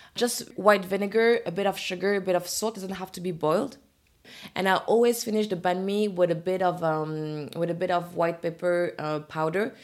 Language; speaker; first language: English; non-native, fluent; French